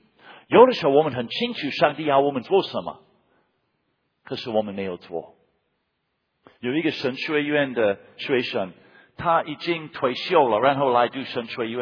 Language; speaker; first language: Chinese; non-native, fluent; English